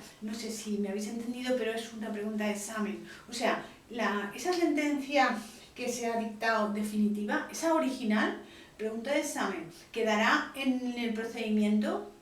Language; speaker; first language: Spanish; native; Spanish